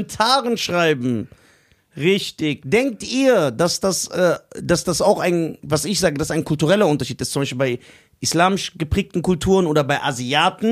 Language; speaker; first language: German; early bilingual, other home language; Persian